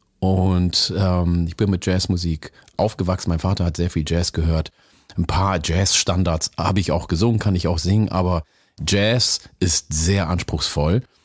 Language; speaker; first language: German; early bilingual, other home language; Oromo